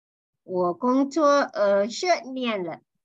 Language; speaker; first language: Chinese; non-native, learner; Malay